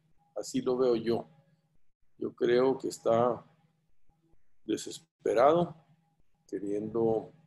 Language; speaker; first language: Spanish; native; Spanish